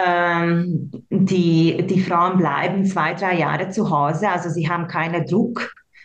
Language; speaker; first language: German; non-native, local second language; Hungarian